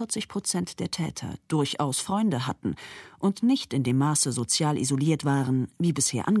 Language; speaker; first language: German; native; German